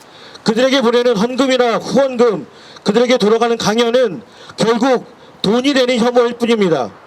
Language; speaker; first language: Korean; native; Korean